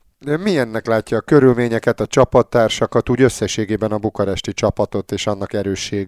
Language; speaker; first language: Hungarian; native; Hungarian